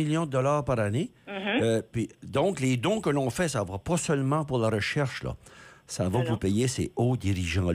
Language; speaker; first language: French; native; French